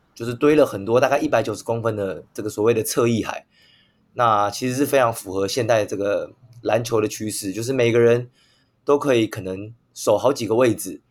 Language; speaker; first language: Chinese; native; Chinese